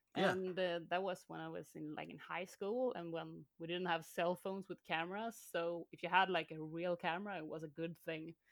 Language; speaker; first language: English; non-native, fluent; Swedish